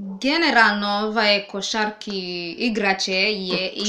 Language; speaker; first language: Serbian; non-native, learner; Swahili